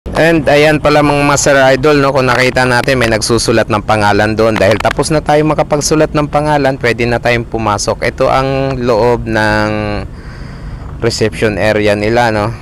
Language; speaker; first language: Filipino; non-native, local second language; Bikol